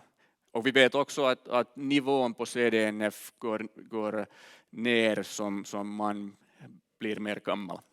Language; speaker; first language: Swedish; non-native, learner; Finnish